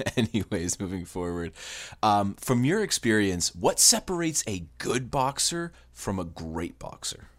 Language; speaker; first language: English; native; English